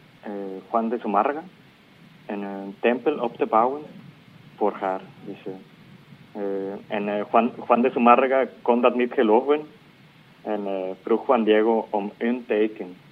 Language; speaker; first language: Dutch; non-native, fluent; Spanish